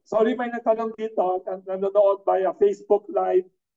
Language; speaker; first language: English; non-native, local second language; Filipino